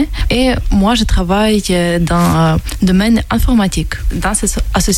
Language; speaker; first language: French; non-native, fluent; Ukrainian